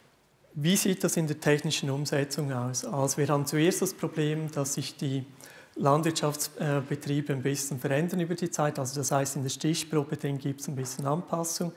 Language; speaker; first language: German; native; German